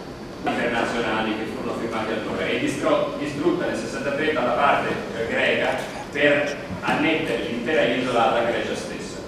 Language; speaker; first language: Italian; native; Italian